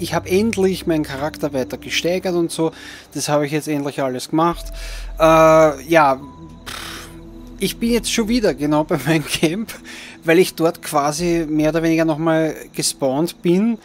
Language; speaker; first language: German; native; German